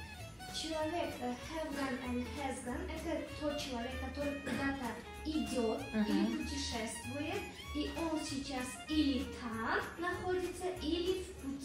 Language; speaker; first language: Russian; non-native, local second language; Tajik